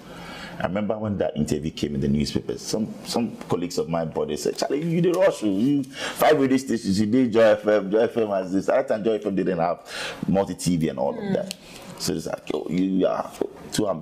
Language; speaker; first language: English; non-native, local second language; Akan